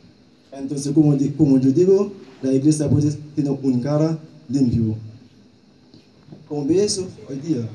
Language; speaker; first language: Spanish; non-native, learner; Haitian Creole